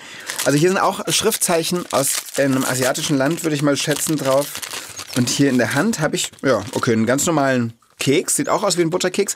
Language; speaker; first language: German; native; German